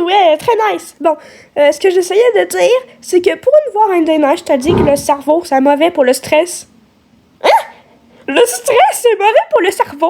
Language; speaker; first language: French; native; French